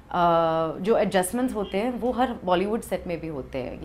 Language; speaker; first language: Hindi; early bilingual, other home language; English